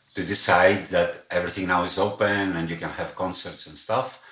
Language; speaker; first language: English; non-native, fluent; Greek